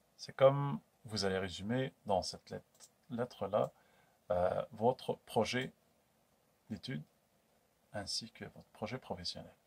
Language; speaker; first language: French; non-native, local second language; Kabyle